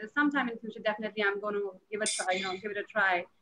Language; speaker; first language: English; non-native, local second language; Punjabi